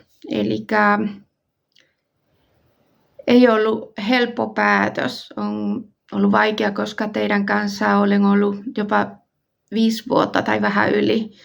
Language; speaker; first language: Finnish; non-native, fluent; Spanish